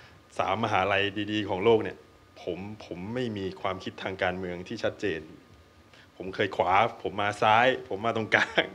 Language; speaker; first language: Thai; native; Thai